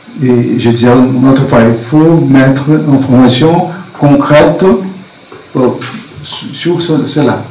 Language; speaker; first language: French; non-native, fluent; Portuguese